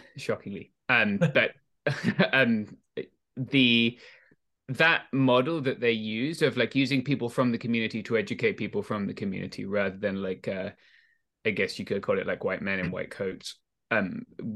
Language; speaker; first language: English; native; English